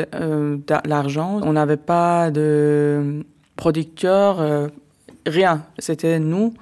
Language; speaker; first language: French; non-native, learner; Persian